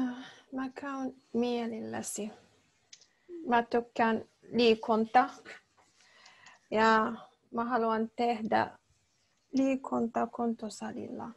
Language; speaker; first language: Finnish; non-native, learner; Arabic